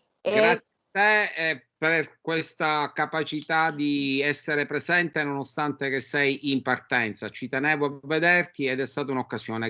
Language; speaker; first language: Italian; native; Italian